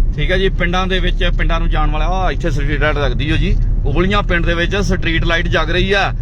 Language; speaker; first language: Punjabi; native; Punjabi